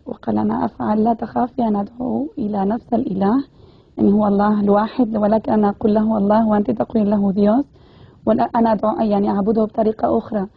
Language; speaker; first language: Arabic; early bilingual, other home language; Spanish